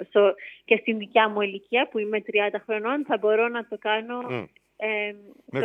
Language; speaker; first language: Greek; early bilingual, heritage; English